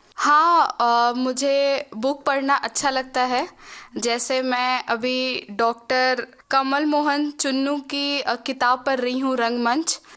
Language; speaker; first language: Hindi; non-native, local second language; Maithili